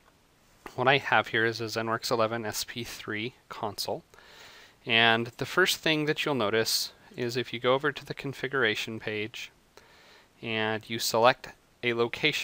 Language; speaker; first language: English; native; English